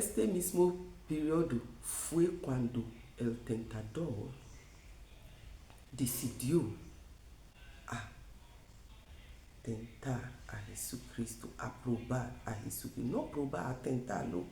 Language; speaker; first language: Spanish; non-native, fluent; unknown